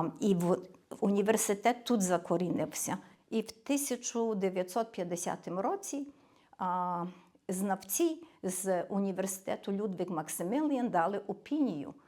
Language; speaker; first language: Ukrainian; early bilingual, heritage; Ukrainian